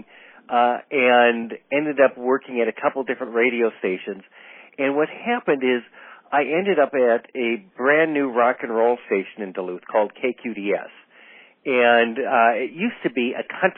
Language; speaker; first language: English; native; English